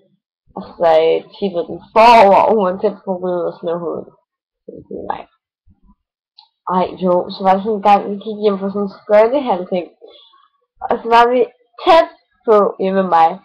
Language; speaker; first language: Danish; native; Danish